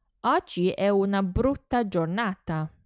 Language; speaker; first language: Italian; non-native, fluent; Chinese